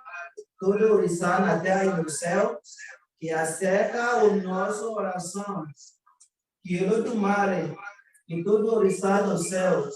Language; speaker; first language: Portuguese; non-native, learner; Yoruba